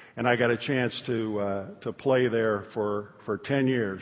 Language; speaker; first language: English; native; English